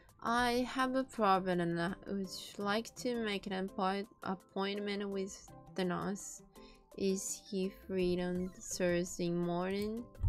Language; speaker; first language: English; non-native, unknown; Japanese